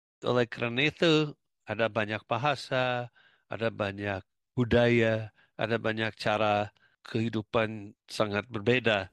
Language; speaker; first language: Indonesian; non-native, fluent; English